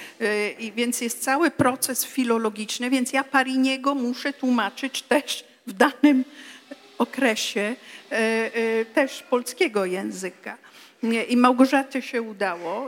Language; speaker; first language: Polish; non-native, fluent; Italian